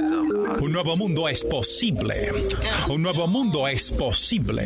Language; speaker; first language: Spanish; native; Spanish